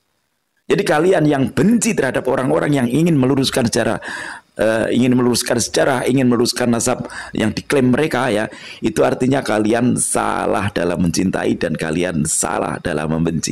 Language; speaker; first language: Indonesian; non-native, local second language; Javanese